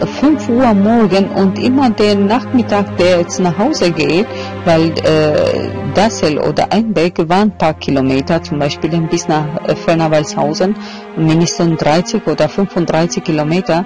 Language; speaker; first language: German; non-native, fluent; Albanian